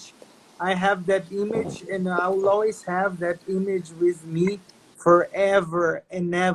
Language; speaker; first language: English; non-native, fluent; Portuguese